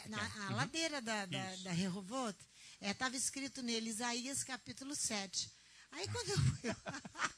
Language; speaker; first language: Portuguese; native; Portuguese